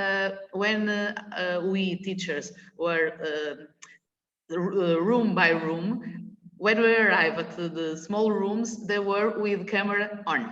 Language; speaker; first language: English; non-native, learner; Portuguese